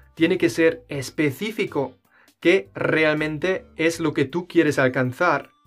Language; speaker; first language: Spanish; non-native, fluent; German